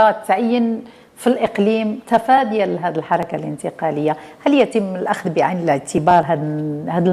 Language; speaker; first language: Arabic; native; Arabic